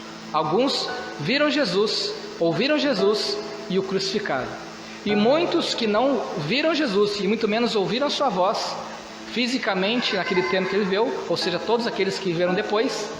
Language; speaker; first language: Portuguese; native; Portuguese